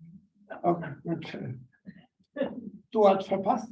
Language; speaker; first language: German; non-native, learner; Urdu